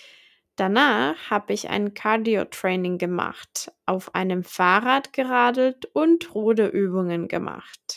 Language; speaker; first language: German; non-native, fluent; Czech